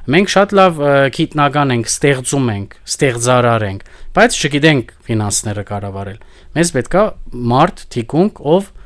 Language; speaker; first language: Armenian; early bilingual, heritage; Armenian